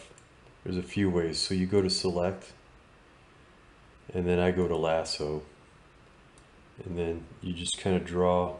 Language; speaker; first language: English; native; English